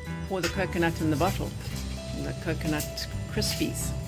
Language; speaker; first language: English; native; English